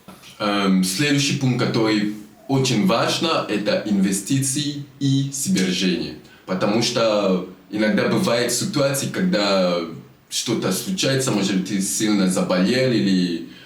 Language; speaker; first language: Russian; non-native, fluent; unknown